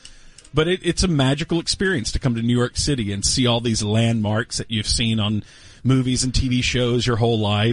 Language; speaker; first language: English; native; English